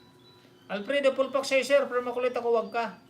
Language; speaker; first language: Filipino; non-native, local second language; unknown